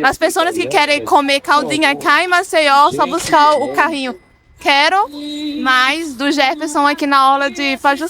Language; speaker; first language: Portuguese; non-native, fluent; Spanish